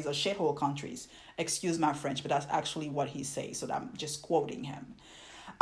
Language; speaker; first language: English; non-native, fluent; French